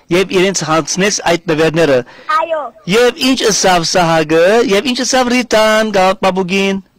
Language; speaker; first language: Armenian; early bilingual, heritage; Armenian